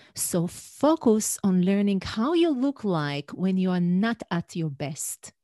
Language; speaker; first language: English; non-native, fluent; Hebrew